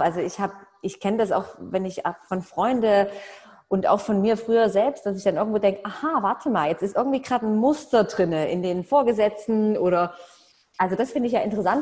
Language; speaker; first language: German; native; German